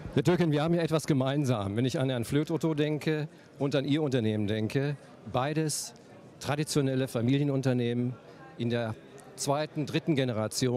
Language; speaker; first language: German; native; German